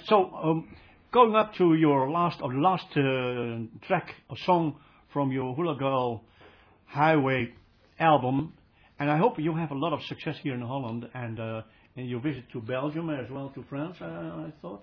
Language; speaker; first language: English; non-native, fluent; Dutch